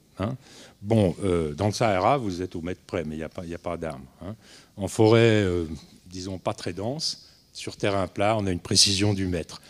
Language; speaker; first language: French; native; French